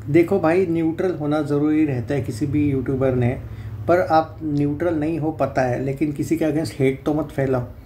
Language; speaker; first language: Hindi; non-native, local second language; Marathi